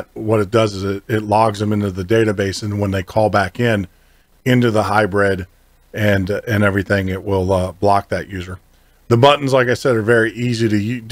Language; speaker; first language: English; native; English